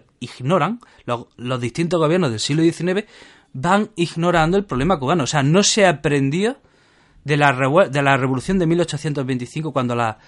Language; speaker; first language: Spanish; native; Spanish